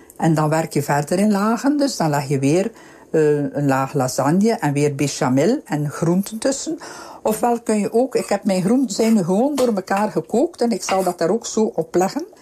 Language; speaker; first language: Dutch; native; Dutch